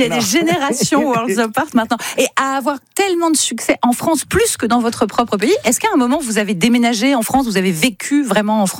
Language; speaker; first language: French; native; French